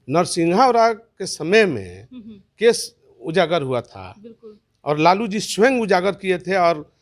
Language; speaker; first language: Hindi; native; Hindi